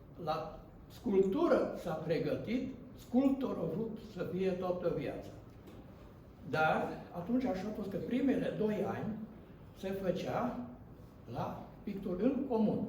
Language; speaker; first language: Romanian; non-native, local second language; Hungarian